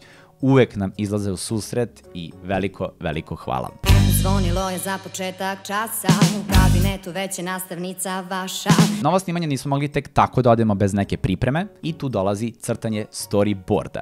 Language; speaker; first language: Serbian; native; Serbian